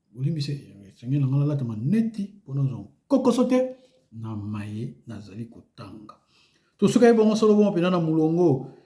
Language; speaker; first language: Lingala; non-native, local second language; Kongo